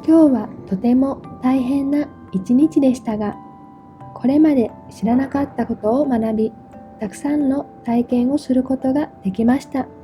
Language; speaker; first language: Japanese; non-native, fluent; Vietnamese